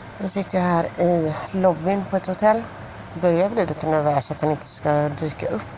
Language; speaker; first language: Swedish; native; Swedish